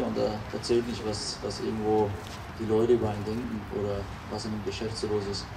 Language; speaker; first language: German; native; German